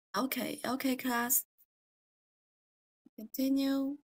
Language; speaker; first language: English; non-native, fluent; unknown